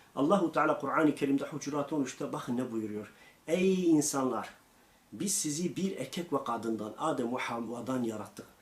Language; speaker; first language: Turkish; non-native, local second language; Kurdish